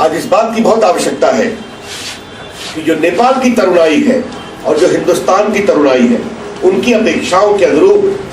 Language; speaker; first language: Hindi; native; Hindi